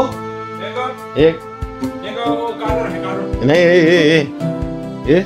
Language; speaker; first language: Hindi; non-native, learner; Bangla